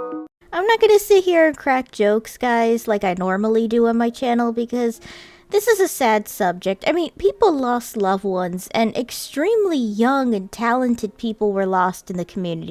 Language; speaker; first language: English; native; English